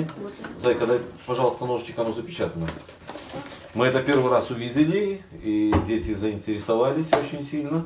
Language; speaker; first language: Russian; native; Russian